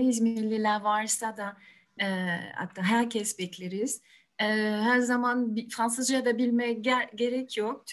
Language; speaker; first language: Turkish; non-native, fluent; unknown